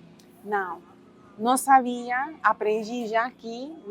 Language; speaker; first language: Portuguese; non-native, fluent; Spanish